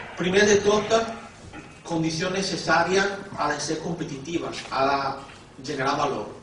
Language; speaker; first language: Catalan; non-native, fluent; Italian